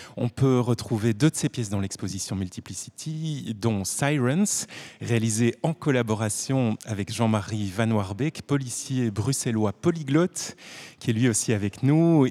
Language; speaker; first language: French; native; French